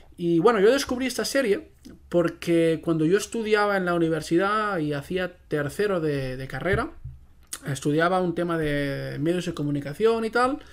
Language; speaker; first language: Spanish; non-native, local second language; Catalan